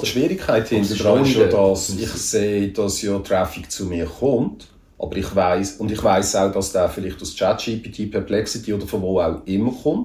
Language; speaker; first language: German; native; German